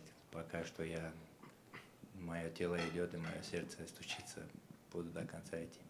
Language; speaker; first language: Russian; non-native, local second language; Chechen